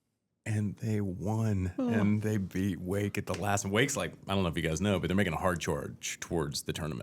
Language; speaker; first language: English; native; English